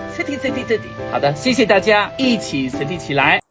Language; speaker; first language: Chinese; non-native, fluent; English